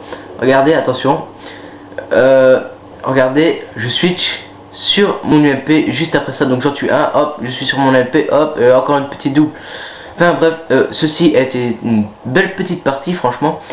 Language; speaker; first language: French; native; French